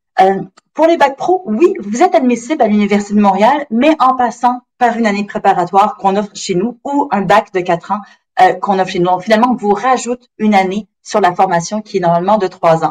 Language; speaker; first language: French; native; French